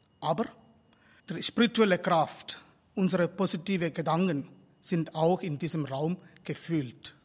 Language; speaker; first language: German; non-native, learner; Tamil